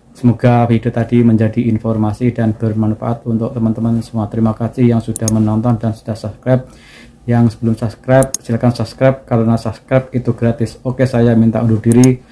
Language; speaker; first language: Indonesian; native; Indonesian